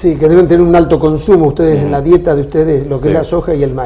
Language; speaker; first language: Spanish; native; Spanish